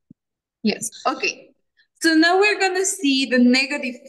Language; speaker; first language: English; non-native, fluent; Spanish